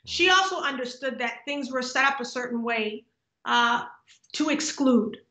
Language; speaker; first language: English; native; English